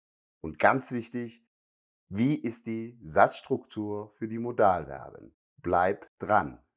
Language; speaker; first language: German; non-native, fluent; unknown